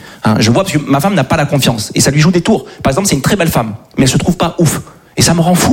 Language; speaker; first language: French; native; French